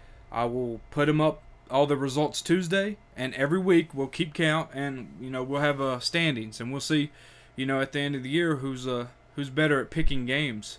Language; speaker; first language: English; native; English